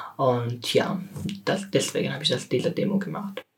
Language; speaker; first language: German; non-native, learner; Persian